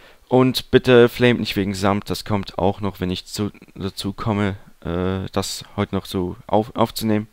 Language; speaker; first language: German; native; German